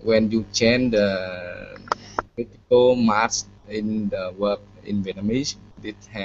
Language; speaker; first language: English; non-native, learner; Vietnamese